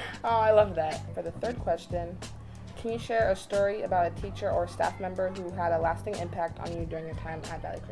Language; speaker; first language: English; native; English